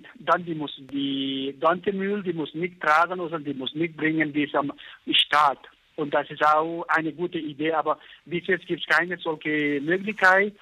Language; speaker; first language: German; non-native, learner; Nepali